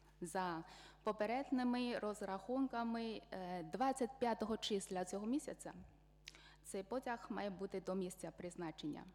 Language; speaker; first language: Ukrainian; non-native, fluent; Chinese